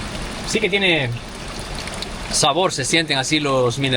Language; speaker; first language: Spanish; native; Spanish